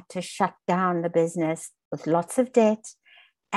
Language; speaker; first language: English; native; English